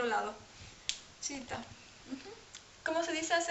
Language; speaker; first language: Spanish; non-native, fluent; French